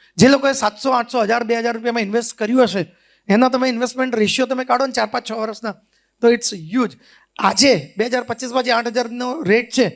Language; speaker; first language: Gujarati; native; Gujarati